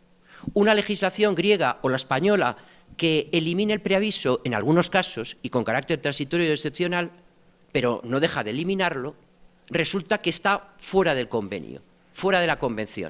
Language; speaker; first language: Spanish; native; Spanish